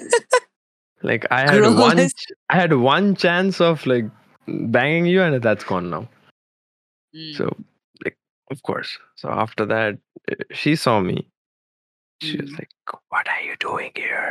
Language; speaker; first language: English; non-native, local second language; Bangla